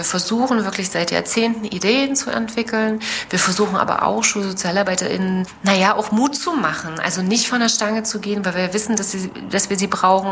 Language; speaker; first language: German; native; German